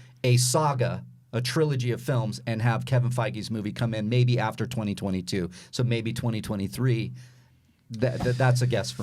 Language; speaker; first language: English; native; English